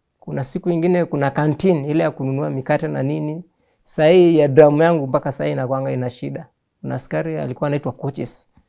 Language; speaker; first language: Swahili; native; Swahili